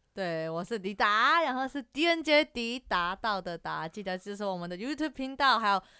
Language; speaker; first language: Chinese; native; Chinese